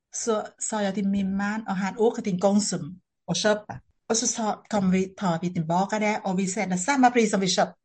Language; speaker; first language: Swedish; non-native, fluent; Vietnamese